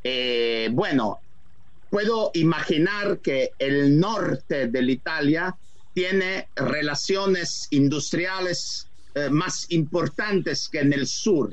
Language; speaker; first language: Spanish; non-native, fluent; Italian